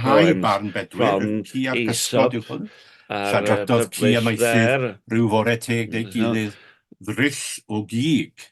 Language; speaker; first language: Welsh; native; Welsh